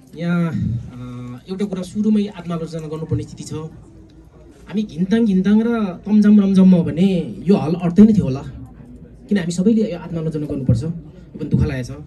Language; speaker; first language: Nepali; non-native, local second language; Eastern Tamang